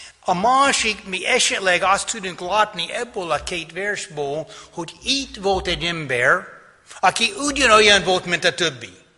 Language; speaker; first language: Hungarian; non-native, fluent; English